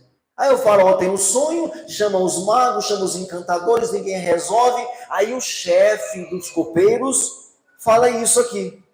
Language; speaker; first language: Portuguese; native; Portuguese